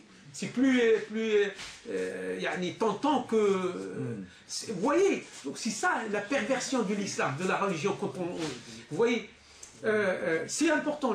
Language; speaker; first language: French; non-native, local second language; Arabic